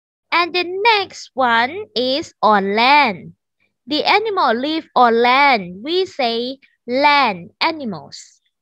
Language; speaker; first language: English; non-native, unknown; Thai